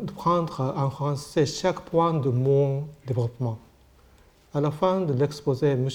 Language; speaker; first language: French; non-native, learner; Japanese